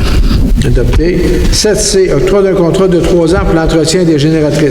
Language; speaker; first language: French; native; French